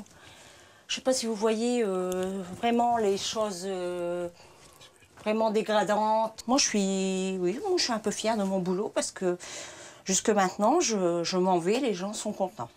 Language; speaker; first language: French; native; French